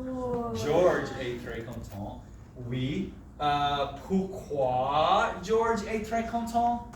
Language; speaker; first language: French; non-native, fluent; English